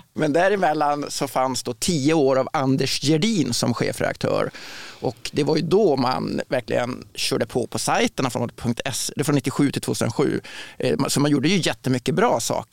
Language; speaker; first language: Swedish; native; Swedish